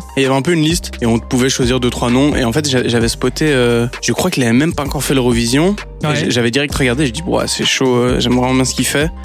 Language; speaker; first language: French; native; French